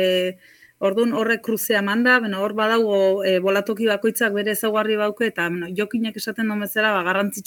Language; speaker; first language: Basque; native; Basque